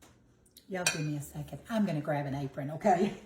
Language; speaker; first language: English; native; English